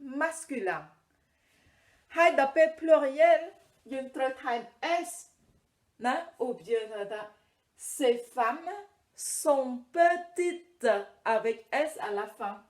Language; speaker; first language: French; non-native, fluent; Khmer